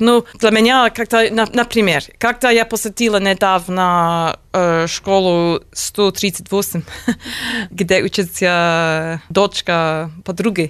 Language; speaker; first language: Russian; non-native, learner; English